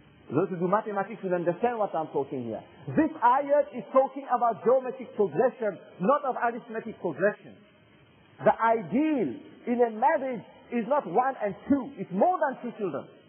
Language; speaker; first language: English; non-native, fluent; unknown